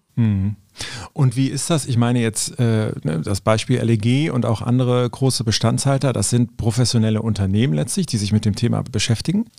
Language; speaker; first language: German; native; German